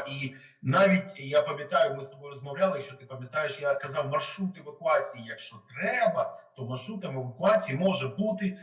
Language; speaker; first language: Ukrainian; non-native, local second language; Russian